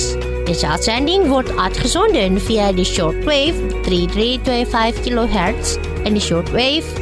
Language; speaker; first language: Dutch; non-native, learner; Indonesian